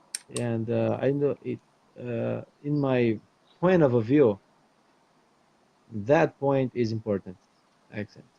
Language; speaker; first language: English; non-native, fluent; Portuguese